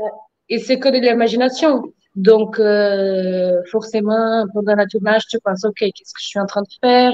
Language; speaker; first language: French; non-native, fluent; Portuguese